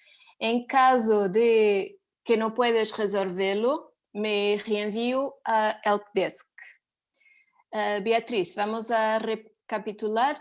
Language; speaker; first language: Spanish; non-native, learner; Portuguese